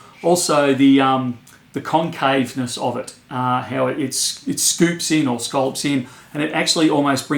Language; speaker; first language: English; native; English